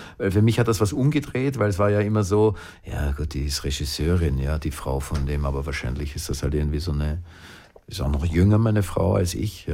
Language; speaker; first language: German; native; German